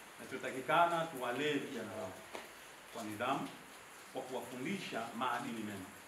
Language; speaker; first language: Swahili; native; Swahili